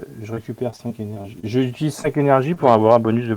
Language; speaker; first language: French; native; French